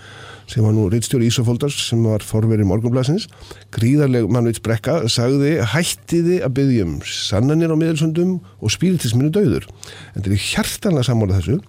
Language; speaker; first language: Icelandic; native; Icelandic